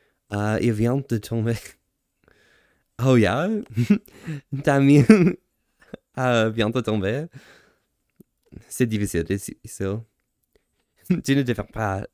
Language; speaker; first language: French; non-native, learner; English